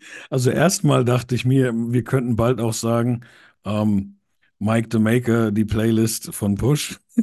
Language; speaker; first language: German; native; German